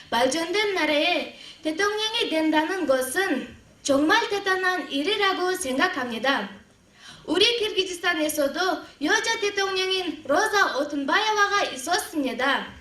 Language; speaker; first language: Korean; non-native, learner; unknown